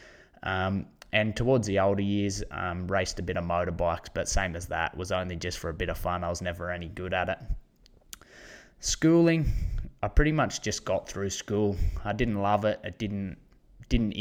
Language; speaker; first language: English; native; English